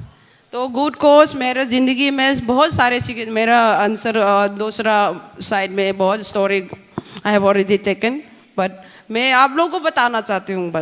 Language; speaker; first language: Hindi; non-native, local second language; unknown